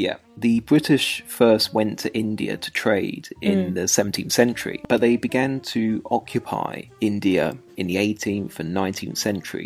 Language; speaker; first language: English; native; English